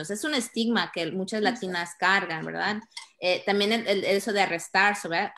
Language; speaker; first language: Spanish; early bilingual, heritage; Spanish